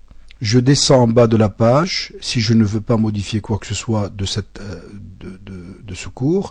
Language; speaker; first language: French; native; French